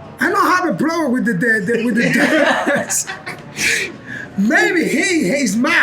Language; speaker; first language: English; non-native, learner; Spanish